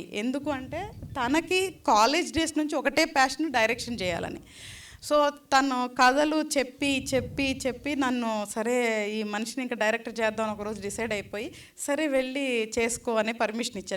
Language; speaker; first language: Telugu; native; Telugu